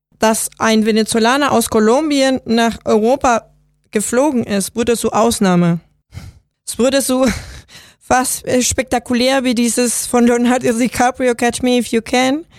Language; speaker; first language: German; non-native, fluent; Spanish